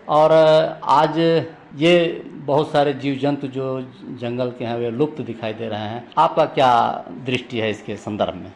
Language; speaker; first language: Hindi; native; Hindi